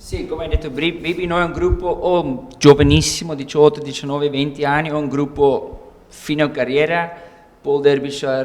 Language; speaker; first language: Italian; non-native, learner; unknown